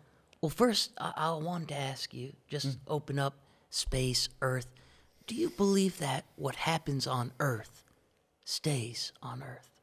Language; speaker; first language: English; native; English